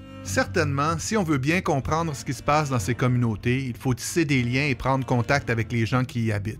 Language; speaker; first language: French; native; French